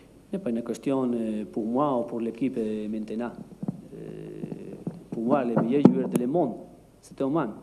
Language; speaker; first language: French; non-native, learner; Spanish